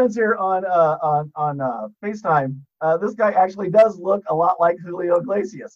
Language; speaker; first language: English; native; English